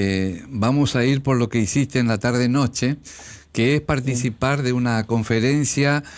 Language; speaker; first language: Spanish; native; Spanish